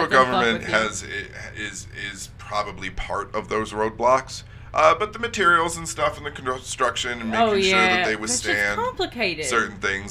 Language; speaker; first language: English; native; English